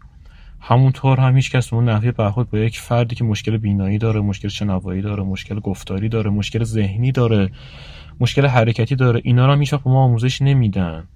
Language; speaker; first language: Persian; native; Persian